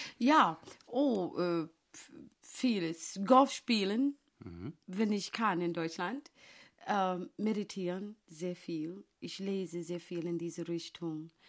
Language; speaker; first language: German; non-native, fluent; English